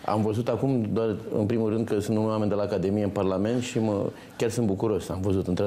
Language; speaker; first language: Romanian; native; Romanian